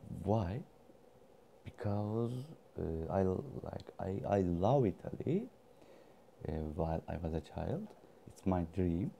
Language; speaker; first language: English; non-native, learner; Turkish